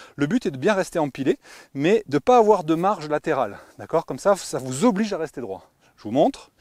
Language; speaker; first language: French; native; French